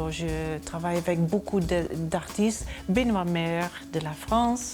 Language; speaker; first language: French; non-native, fluent; Dutch